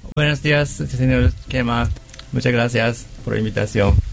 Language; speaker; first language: Spanish; non-native, learner; Japanese